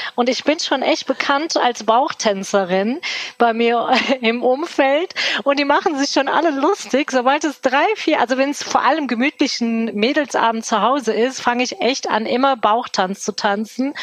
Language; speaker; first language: German; early bilingual, other home language; Turkish